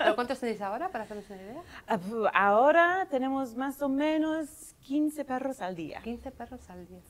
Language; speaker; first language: Spanish; non-native, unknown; English